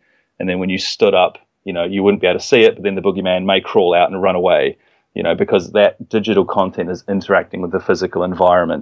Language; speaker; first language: English; native; English